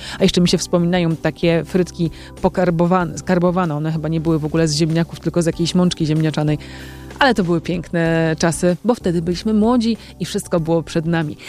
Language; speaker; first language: Polish; native; Polish